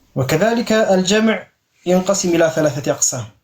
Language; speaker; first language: Arabic; non-native, fluent; Amharic